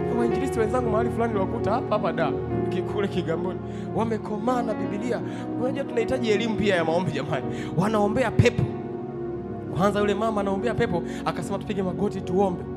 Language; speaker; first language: Swahili; native; Swahili